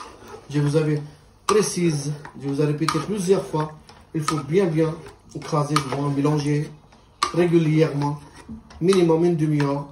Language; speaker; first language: French; non-native, learner; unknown